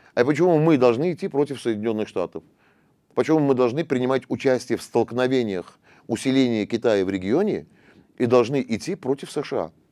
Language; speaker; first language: Russian; non-native, local second language; Armenian